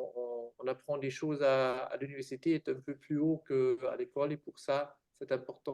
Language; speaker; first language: French; non-native, fluent; German